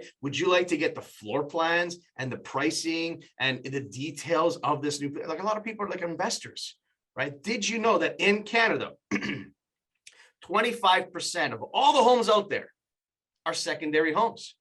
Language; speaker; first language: English; native; English